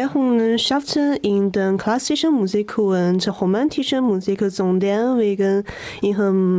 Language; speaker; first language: German; non-native, learner; Chinese